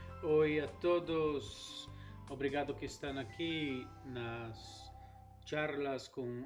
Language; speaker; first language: Portuguese; non-native, fluent; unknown